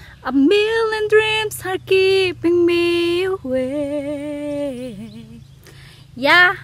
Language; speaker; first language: English; non-native, learner; Indonesian